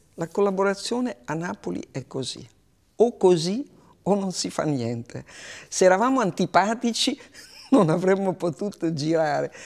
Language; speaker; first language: Italian; native; Italian